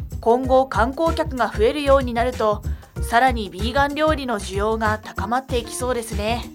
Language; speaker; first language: Japanese; native; Japanese